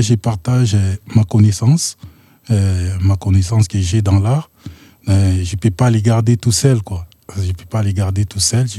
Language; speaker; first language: French; non-native, local second language; Lingala